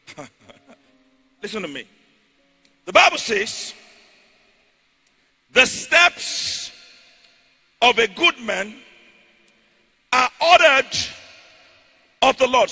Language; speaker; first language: English; non-native, local second language; Yoruba